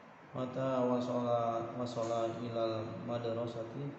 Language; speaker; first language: Arabic; non-native, learner; Indonesian